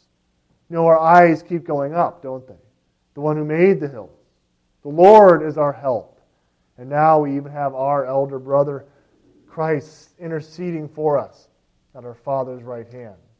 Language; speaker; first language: English; native; English